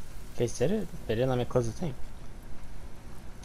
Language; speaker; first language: English; native; English